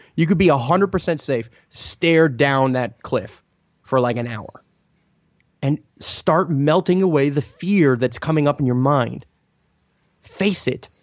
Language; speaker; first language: English; non-native, fluent; Italian